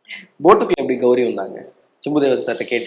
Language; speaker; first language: Tamil; native; Tamil